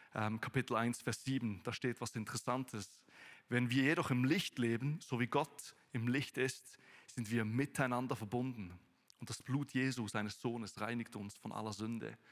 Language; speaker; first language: German; native; German